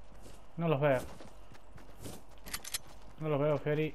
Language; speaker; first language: Spanish; native; Spanish